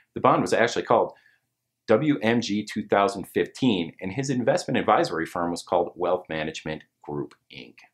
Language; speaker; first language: English; native; English